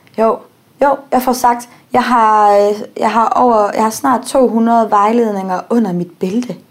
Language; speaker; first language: Danish; early bilingual, heritage; English